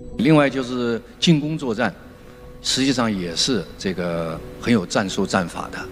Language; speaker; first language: Chinese; native; Chinese